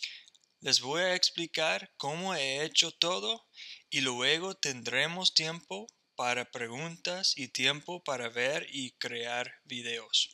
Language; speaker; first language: Spanish; non-native, fluent; English